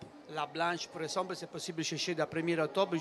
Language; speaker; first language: French; non-native, learner; Italian